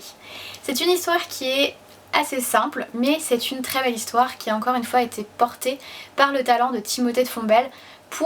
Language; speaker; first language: French; native; French